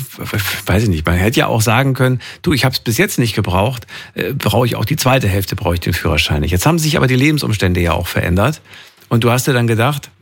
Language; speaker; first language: German; native; German